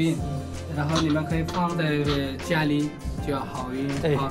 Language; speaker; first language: Chinese; non-native, learner; Nepali